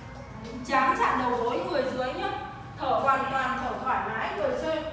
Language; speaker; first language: Vietnamese; native; Vietnamese